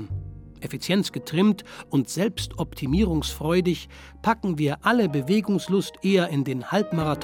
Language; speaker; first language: German; native; German